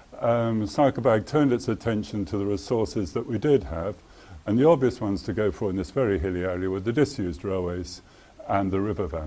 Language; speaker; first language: English; native; English